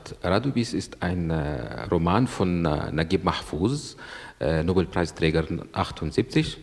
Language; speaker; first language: German; non-native, learner; Arabic